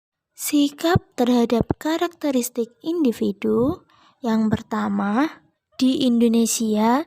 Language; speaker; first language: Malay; non-native, local second language; Javanese